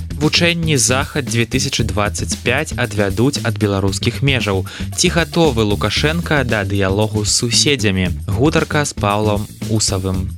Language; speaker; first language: Belarusian; native; Belarusian